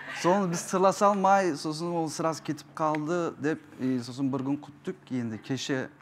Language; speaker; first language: Kazakh; non-native, fluent; Turkish